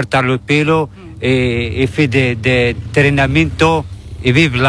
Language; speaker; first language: Spanish; non-native, learner; Arabic